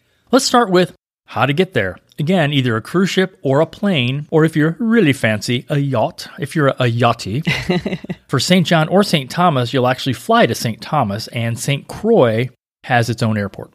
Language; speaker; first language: English; native; English